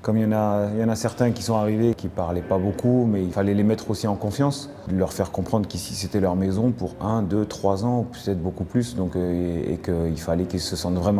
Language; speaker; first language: French; native; French